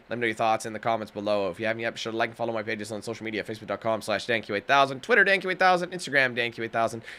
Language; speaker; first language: English; native; English